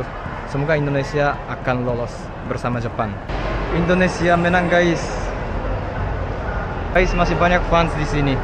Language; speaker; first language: Indonesian; non-native, fluent; Japanese